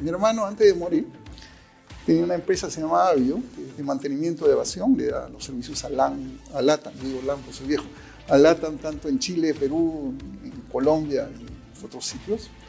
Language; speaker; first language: Spanish; native; Spanish